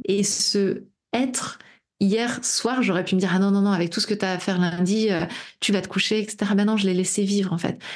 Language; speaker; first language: French; native; French